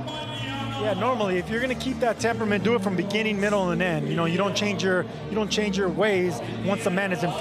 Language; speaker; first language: English; native; English